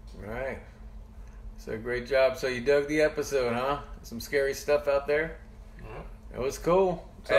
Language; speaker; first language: English; native; English